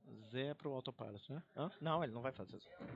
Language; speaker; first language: Portuguese; native; Portuguese